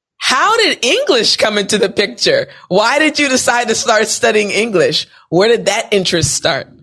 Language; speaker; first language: English; native; English